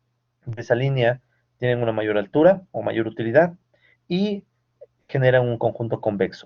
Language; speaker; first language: Spanish; native; Spanish